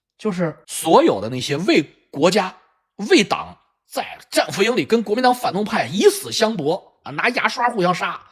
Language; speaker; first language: Chinese; native; Chinese